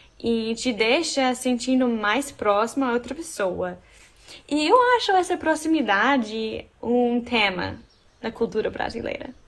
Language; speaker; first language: Portuguese; non-native, fluent; English